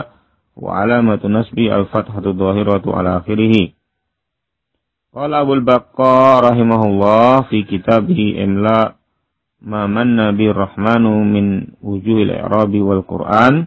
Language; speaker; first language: Arabic; non-native, fluent; Indonesian